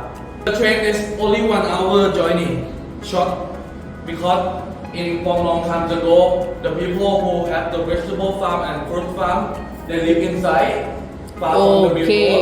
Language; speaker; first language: English; non-native, fluent; Thai